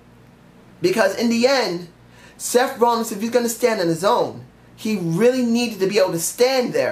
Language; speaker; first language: English; native; English